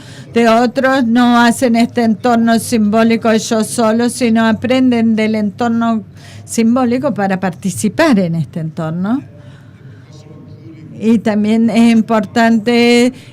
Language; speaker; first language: Spanish; non-native, fluent; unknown